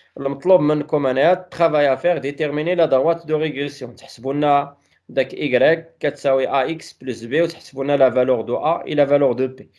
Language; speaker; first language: French; non-native, local second language; Arabic